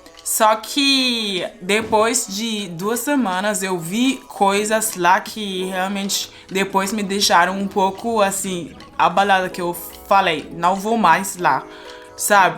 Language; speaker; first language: Portuguese; non-native, fluent; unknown